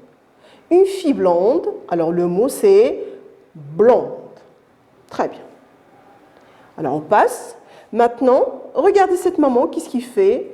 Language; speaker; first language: French; non-native, local second language; Arabic